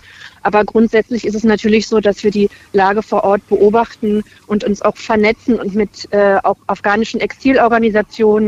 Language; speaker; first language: German; native; German